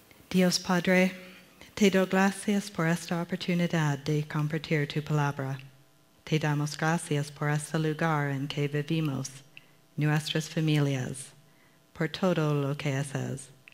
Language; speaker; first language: Spanish; non-native, learner; English